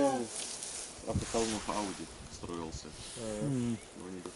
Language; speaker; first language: Russian; native; Russian